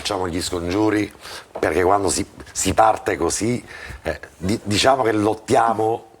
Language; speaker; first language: Italian; native; Italian